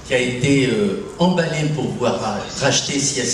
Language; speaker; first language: French; native; French